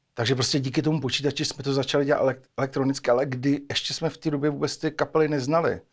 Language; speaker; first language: Czech; native; Czech